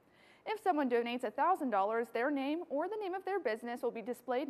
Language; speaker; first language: English; native; English